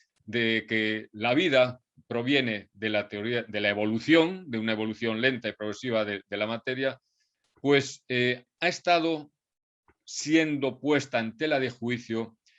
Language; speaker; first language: Spanish; native; Spanish